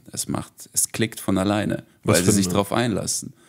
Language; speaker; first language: German; early bilingual, heritage; Russian